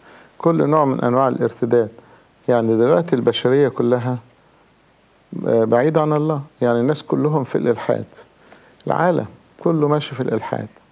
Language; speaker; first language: Arabic; native; Arabic